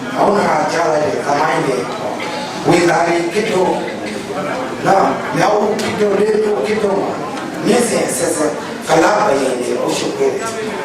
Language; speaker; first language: Burmese; native; Burmese